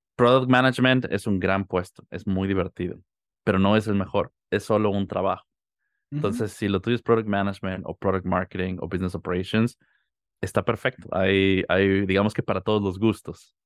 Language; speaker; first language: Spanish; native; Spanish